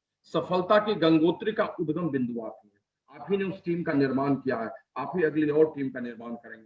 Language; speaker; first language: Hindi; native; Hindi